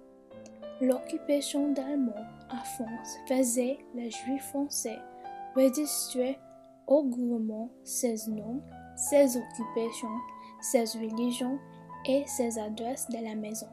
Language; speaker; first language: French; non-native, learner; English